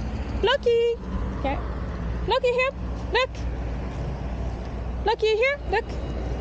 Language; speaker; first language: English; non-native, fluent; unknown